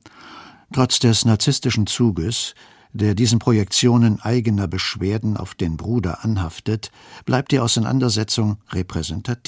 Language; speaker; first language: German; native; German